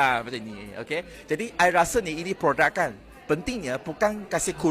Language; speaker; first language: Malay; non-native, local second language; Chinese